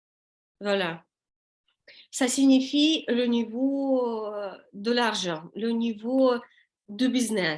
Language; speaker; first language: French; non-native, learner; Russian